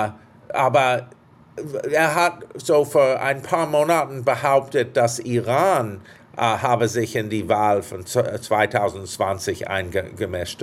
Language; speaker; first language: German; non-native, fluent; English